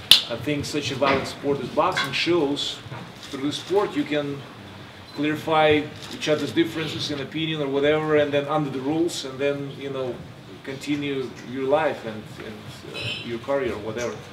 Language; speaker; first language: English; non-native, fluent; Russian